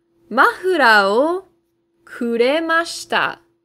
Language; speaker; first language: Japanese; non-native, fluent; English